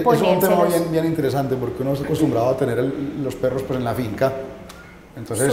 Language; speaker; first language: Spanish; native; Spanish